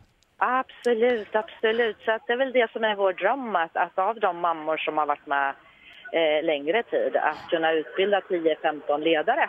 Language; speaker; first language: Swedish; native; Swedish